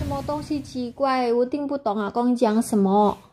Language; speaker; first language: Chinese; non-native, learner; Javanese